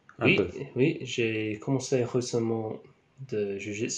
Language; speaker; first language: French; non-native, learner; English